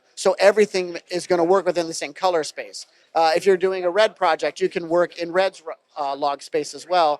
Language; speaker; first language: English; native; English